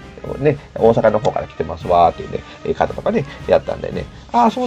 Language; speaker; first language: Japanese; native; Japanese